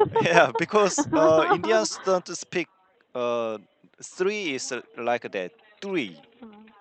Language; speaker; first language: English; non-native, learner; Korean